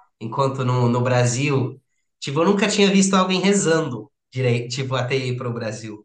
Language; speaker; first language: Portuguese; non-native, fluent; English